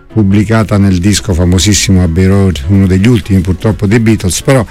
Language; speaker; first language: Italian; native; Italian